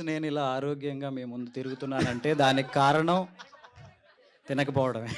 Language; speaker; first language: Telugu; native; Telugu